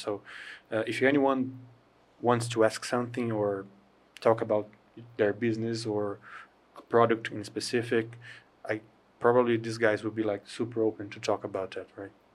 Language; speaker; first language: English; non-native, fluent; Portuguese